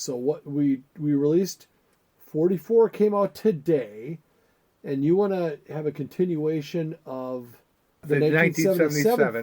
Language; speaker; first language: English; native; English